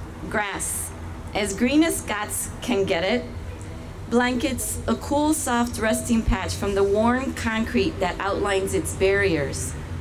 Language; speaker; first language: English; early bilingual, other home language; Spanish